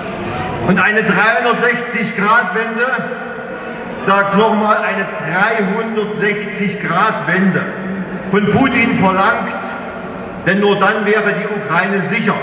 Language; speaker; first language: German; native; German